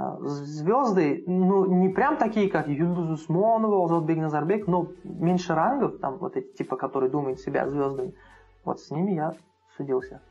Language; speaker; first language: Russian; non-native, local second language; Uzbek